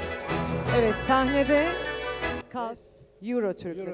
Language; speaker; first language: Turkish; native; Turkish